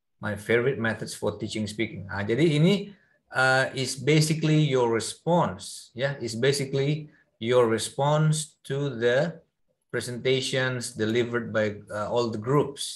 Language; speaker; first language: English; non-native, fluent; Indonesian